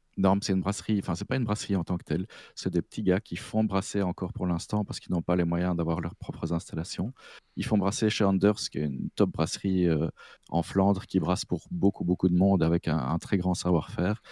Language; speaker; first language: French; native; French